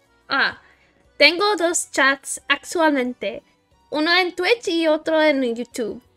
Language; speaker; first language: Spanish; non-native, learner; English